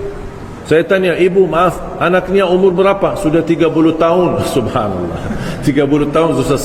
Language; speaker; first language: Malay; non-native, fluent; Arabic